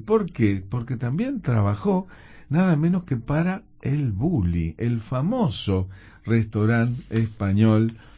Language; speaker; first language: Spanish; native; Spanish